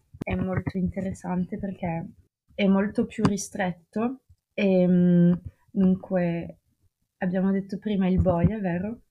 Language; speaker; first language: Italian; non-native, fluent; Russian